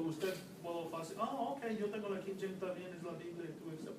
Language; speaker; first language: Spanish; non-native, learner; English